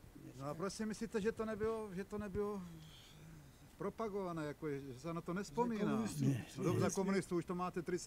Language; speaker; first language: Czech; native; Czech